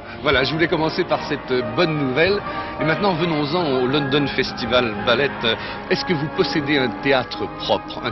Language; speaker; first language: French; native; French